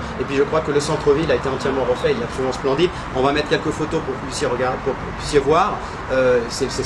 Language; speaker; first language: French; native; French